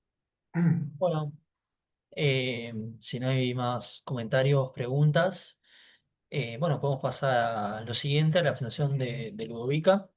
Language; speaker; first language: Spanish; native; Spanish